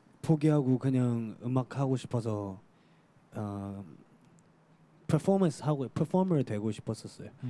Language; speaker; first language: Korean; non-native, fluent; Cantonese